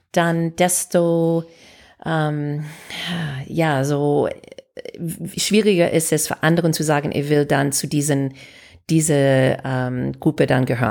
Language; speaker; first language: German; non-native, fluent; English